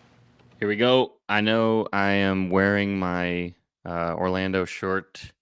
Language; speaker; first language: English; native; English